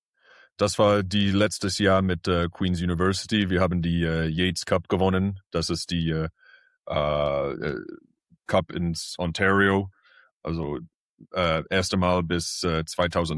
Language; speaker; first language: German; early bilingual, heritage; English